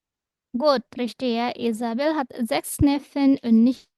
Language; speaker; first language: German; non-native, fluent; Indonesian